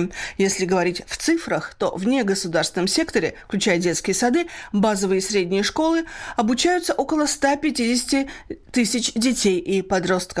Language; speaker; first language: Russian; native; Russian